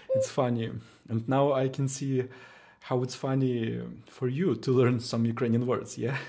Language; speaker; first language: English; non-native, fluent; Ukrainian